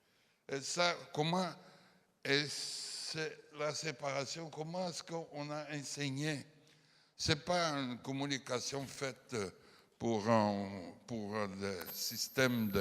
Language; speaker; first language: French; non-native, fluent; Portuguese